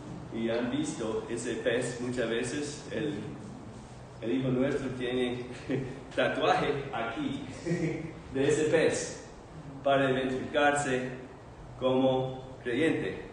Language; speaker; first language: Spanish; non-native, fluent; English